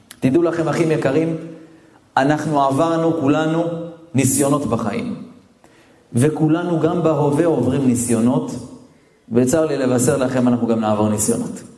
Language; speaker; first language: Hebrew; native; Hebrew